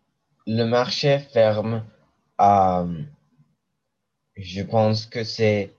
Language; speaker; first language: French; non-native, learner; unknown